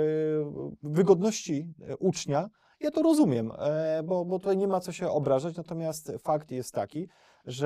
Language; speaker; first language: Polish; native; Polish